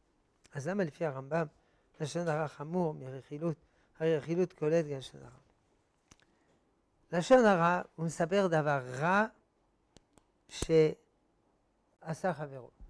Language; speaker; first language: Hebrew; non-native, fluent; French